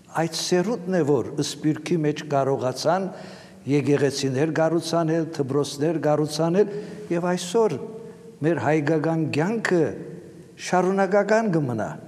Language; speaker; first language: Armenian; native; Armenian